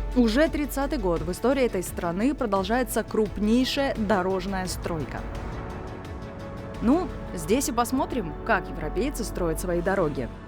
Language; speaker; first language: Russian; native; Russian